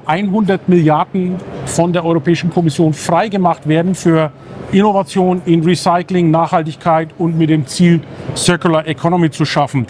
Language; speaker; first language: German; native; German